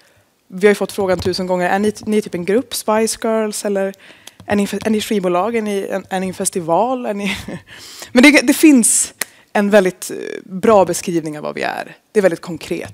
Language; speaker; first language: Swedish; native; Swedish